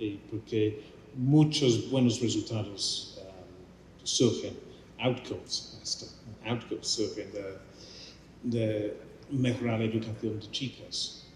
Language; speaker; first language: Spanish; non-native, fluent; English